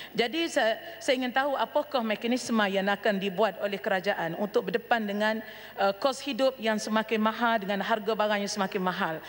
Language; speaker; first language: Malay; native; Malay